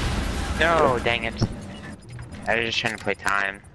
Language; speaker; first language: English; native; English